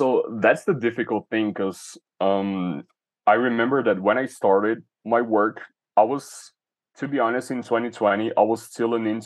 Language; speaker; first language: English; non-native, fluent; Portuguese